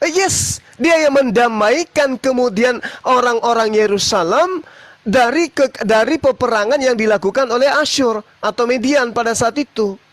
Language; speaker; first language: Indonesian; native; Indonesian